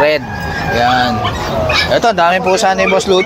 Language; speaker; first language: Filipino; native; Filipino